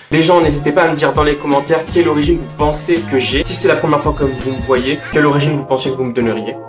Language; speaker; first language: French; native; French